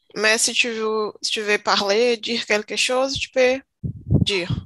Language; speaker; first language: French; non-native, learner; Portuguese